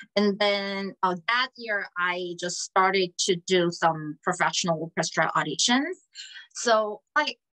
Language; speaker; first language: English; non-native, fluent; Korean